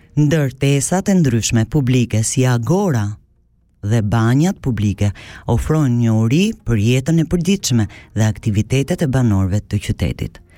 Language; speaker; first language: Albanian; early bilingual, heritage; Albanian